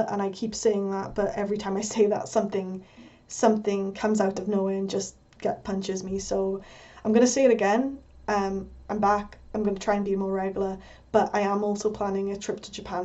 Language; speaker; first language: English; native; English